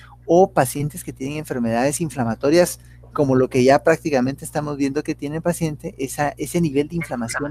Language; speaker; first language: Spanish; native; Spanish